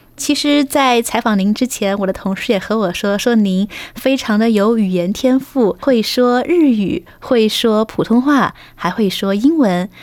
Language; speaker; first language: Chinese; native; Chinese